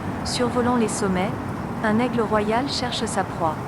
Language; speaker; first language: French; native; French